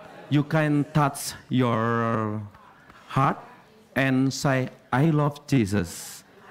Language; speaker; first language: English; non-native, learner; Indonesian